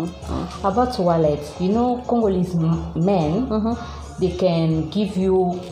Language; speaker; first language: English; non-native, learner; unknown